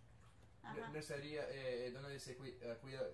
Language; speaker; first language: Spanish; non-native, learner; English